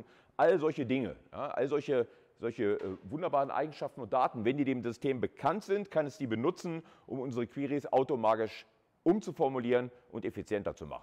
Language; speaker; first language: German; native; German